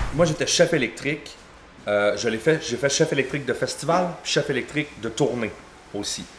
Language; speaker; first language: French; native; French